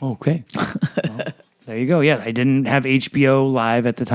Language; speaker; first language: English; native; English